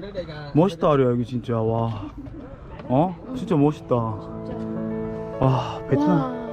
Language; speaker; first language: Korean; native; Korean